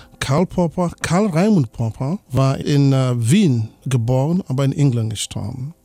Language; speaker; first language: German; non-native, fluent; Igbo